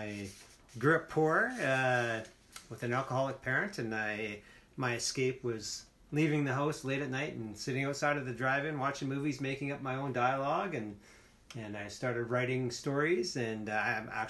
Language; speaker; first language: English; native; English